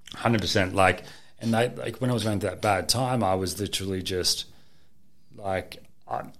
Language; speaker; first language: English; native; English